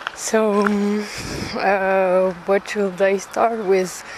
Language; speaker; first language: English; non-native, fluent; French